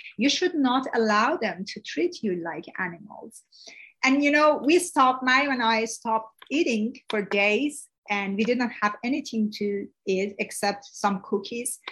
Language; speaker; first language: English; non-native, fluent; Persian